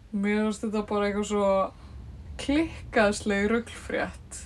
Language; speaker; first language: Icelandic; native; Icelandic